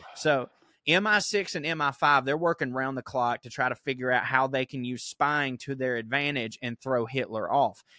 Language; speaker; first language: English; native; English